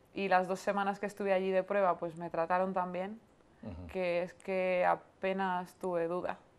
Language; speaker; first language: Spanish; native; Spanish